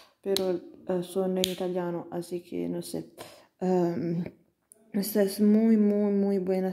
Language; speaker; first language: Spanish; non-native, learner; Italian